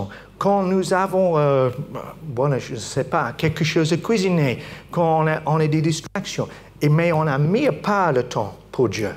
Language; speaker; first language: French; non-native, fluent; English